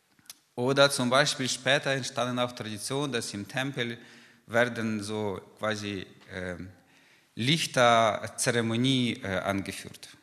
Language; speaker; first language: German; non-native, fluent; Ukrainian